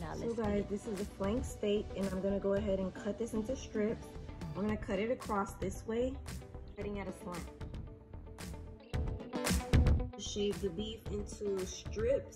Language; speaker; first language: English; native; English